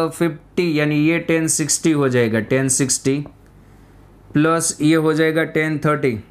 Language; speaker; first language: Hindi; non-native, local second language; Gujarati